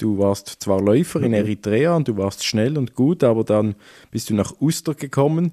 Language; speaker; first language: German; native; German